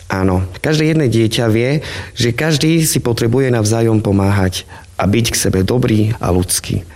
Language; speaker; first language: Slovak; non-native, local second language; Romany